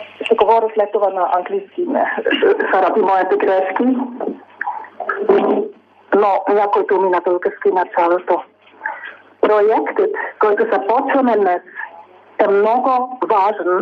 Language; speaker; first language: Bulgarian; non-native, learner; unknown